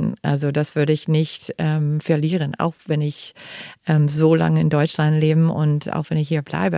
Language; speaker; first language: German; non-native, fluent; English